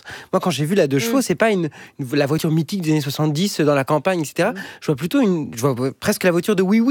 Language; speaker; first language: French; native; French